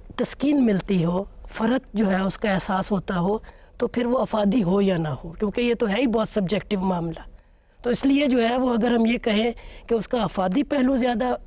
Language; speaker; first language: Urdu; native; Urdu